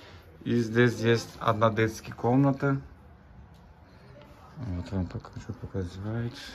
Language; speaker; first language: Russian; non-native, learner; Turkish